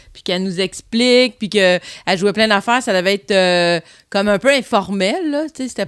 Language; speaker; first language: French; native; French